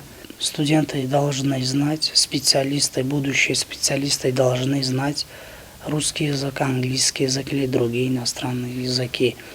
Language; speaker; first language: Russian; non-native, local second language; Tajik